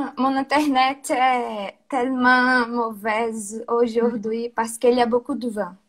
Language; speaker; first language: French; non-native, learner; Portuguese